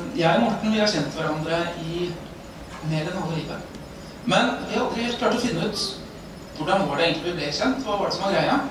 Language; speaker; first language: Norwegian; native; Norwegian